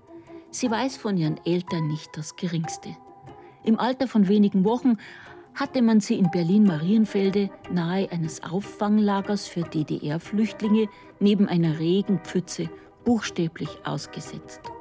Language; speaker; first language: German; native; German